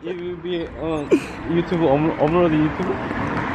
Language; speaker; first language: English; non-native, learner; Korean